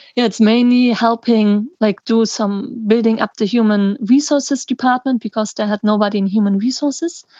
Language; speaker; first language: English; non-native, fluent; German